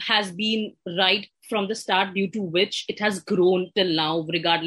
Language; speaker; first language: English; non-native, local second language; Hindi